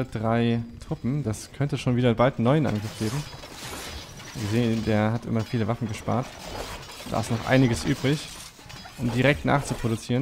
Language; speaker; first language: German; native; German